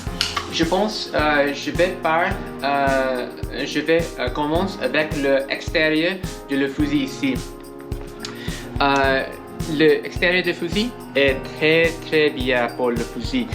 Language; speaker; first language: French; non-native, learner; English